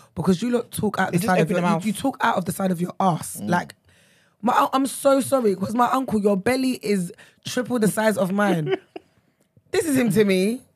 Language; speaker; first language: English; early bilingual, other home language; Akan